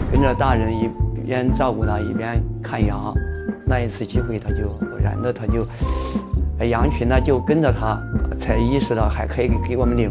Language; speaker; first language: Chinese; native; Chinese